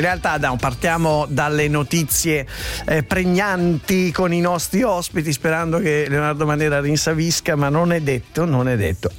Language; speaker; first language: Italian; native; Italian